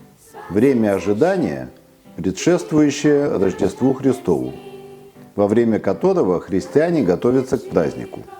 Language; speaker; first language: Russian; native; Russian